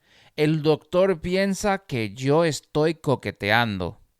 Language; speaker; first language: Spanish; non-native, fluent; English